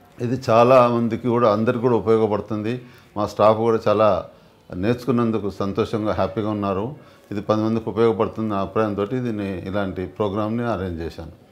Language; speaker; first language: Telugu; native; Telugu